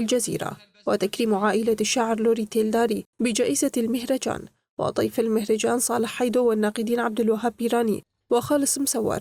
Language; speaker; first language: Arabic; native; Arabic